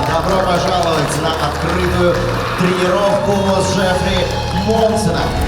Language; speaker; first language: Russian; native; Russian